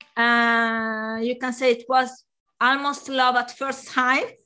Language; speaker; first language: English; non-native, fluent; Italian